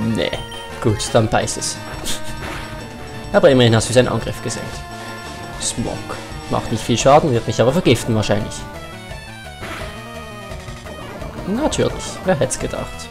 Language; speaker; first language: German; native; German